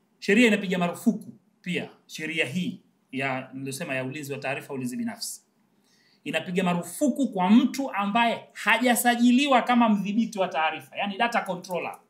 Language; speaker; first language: Swahili; native; Swahili